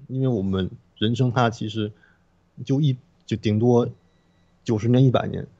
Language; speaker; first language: Chinese; non-native, local second language; Korean